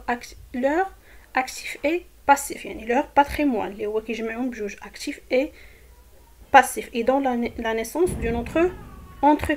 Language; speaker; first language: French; non-native, local second language; Arabic